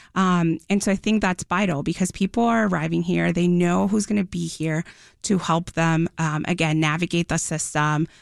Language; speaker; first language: English; non-native, fluent; Spanish